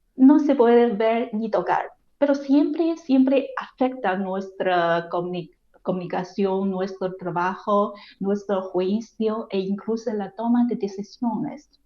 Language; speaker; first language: Spanish; non-native, fluent; Chinese